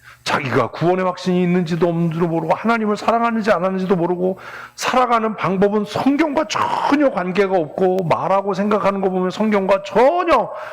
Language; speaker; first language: Korean; native; Korean